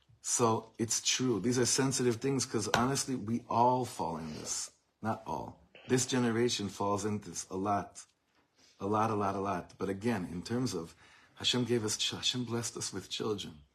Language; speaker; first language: English; native; English